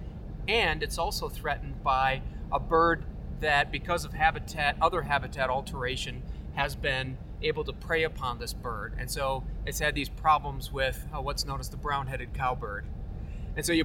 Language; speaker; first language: English; native; English